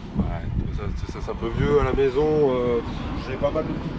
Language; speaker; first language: French; native; French